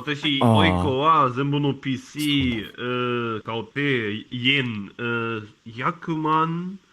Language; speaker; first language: Japanese; non-native, learner; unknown